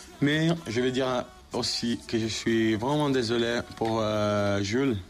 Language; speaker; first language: French; non-native, fluent; Italian